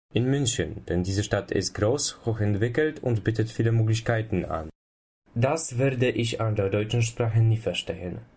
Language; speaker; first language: German; non-native, learner; Polish